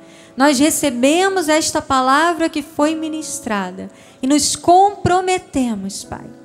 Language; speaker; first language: Portuguese; native; Portuguese